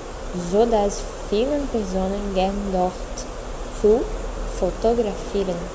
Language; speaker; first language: German; non-native, learner; Portuguese